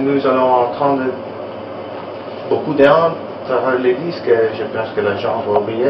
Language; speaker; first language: French; non-native, learner; Italian